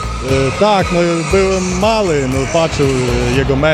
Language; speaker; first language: Polish; non-native, learner; Ukrainian